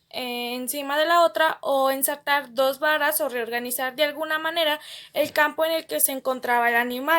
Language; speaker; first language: Spanish; native; Spanish